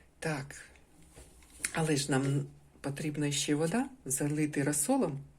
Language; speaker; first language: Ukrainian; native; Ukrainian